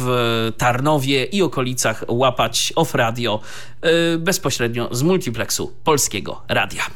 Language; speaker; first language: Polish; native; Polish